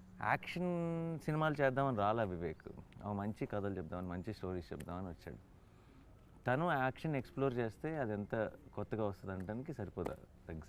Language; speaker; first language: Telugu; native; Telugu